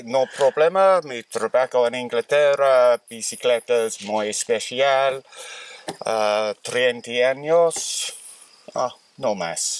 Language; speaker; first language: Spanish; non-native, learner; English